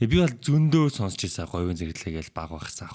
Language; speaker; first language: Mongolian; native; Mongolian